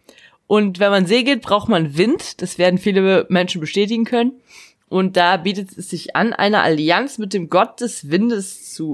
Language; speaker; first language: German; native; German